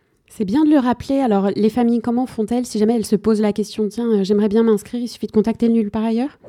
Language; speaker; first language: French; native; French